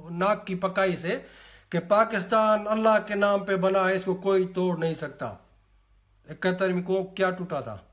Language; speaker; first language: Urdu; non-native, local second language; Sindhi